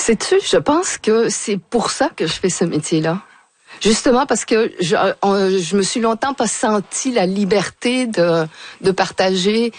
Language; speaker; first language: French; native; French